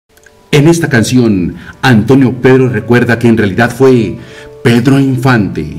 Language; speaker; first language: Spanish; native; Spanish